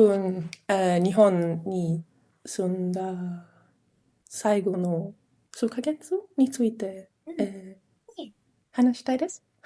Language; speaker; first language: Japanese; non-native, learner; Italian